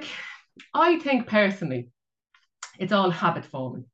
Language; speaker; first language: English; native; English